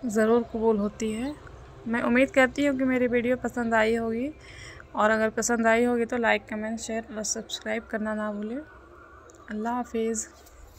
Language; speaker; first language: Hindi; native; Hindi